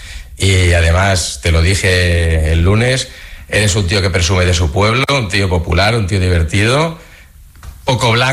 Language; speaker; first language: Spanish; native; Spanish